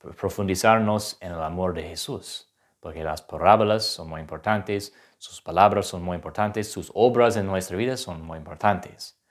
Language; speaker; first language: Spanish; non-native, learner; English